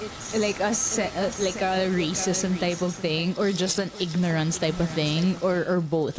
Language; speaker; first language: English; non-native, local second language; Filipino